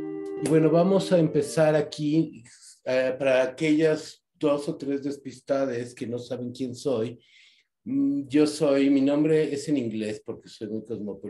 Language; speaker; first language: Spanish; native; Spanish